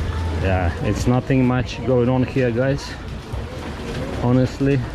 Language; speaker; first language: English; non-native, fluent; Russian